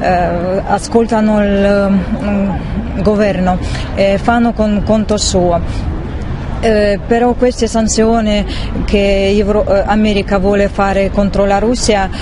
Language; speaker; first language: Italian; non-native, learner; Russian